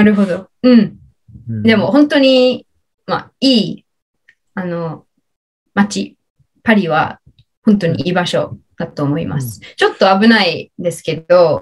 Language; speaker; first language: Japanese; non-native, learner; English